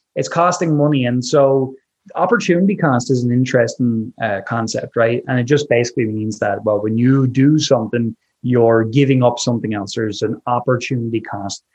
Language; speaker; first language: English; native; English